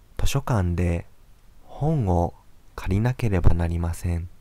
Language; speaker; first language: Japanese; non-native, fluent; Arabic